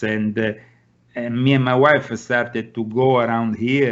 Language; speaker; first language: English; non-native, fluent; Italian